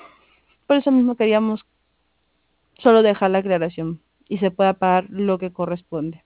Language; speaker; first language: Spanish; native; Spanish